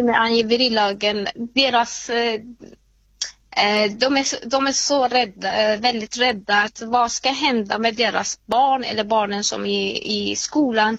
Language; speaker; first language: Swedish; non-native, fluent; Persian